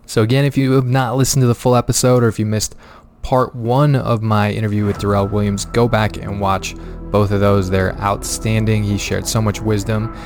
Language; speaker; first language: English; native; English